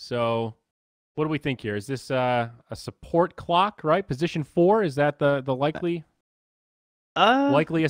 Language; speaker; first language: English; native; English